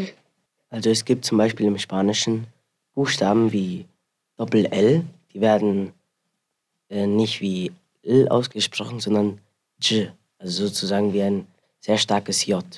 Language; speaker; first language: German; early bilingual, other home language; Spanish